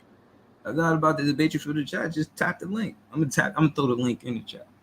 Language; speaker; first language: English; native; English